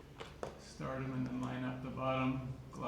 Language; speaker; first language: English; native; English